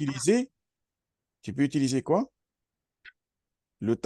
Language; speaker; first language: French; non-native, fluent; Arabic